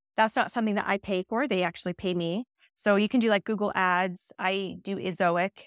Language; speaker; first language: English; native; English